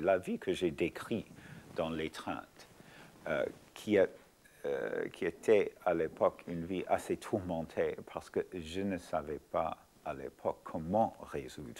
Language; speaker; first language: French; non-native, fluent; English